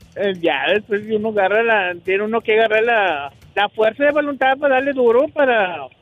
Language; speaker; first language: Spanish; native; Spanish